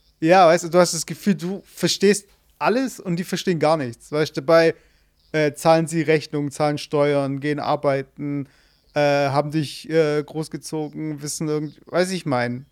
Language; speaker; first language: German; native; German